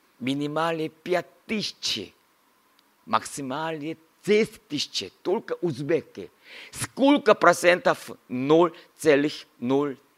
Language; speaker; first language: Russian; non-native, learner; Korean